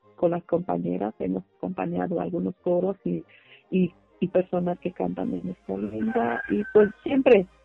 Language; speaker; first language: Spanish; non-native, local second language; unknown